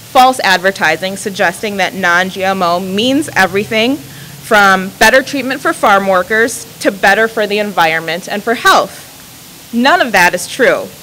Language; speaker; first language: English; native; English